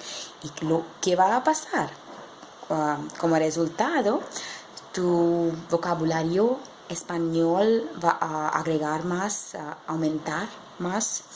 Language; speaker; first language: Spanish; non-native, learner; English